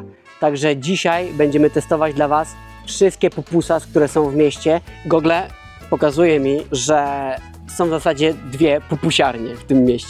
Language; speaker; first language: Polish; native; Polish